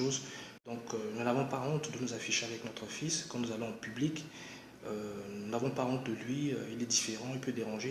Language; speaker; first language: French; non-native, local second language; Lingala